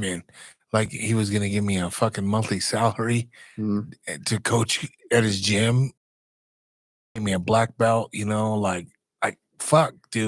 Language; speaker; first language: English; native; English